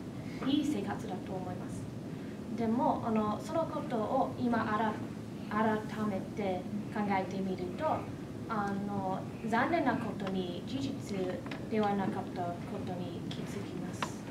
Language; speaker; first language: Japanese; non-native, fluent; English